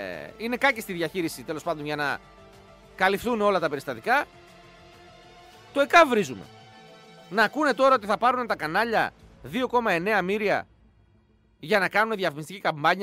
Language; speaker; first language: Greek; native; Greek